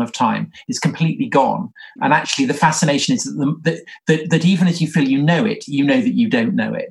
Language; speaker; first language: English; native; English